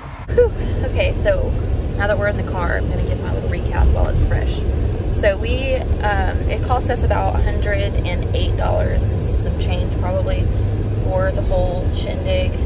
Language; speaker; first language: English; native; English